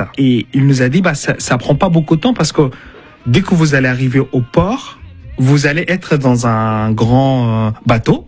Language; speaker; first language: French; non-native, fluent; Arabic